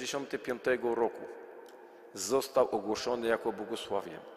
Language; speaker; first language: Polish; non-native, learner; Arabic